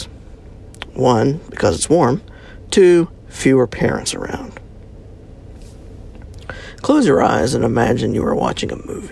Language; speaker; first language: English; native; English